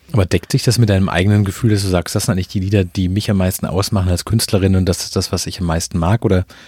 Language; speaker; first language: German; native; German